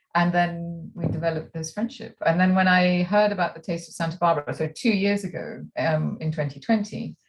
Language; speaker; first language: English; native; English